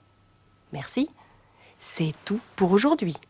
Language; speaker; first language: French; non-native, fluent; German